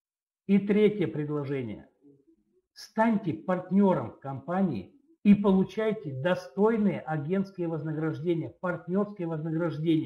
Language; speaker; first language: Russian; native; Russian